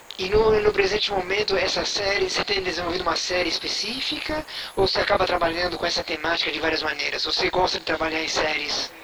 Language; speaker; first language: Portuguese; native; Portuguese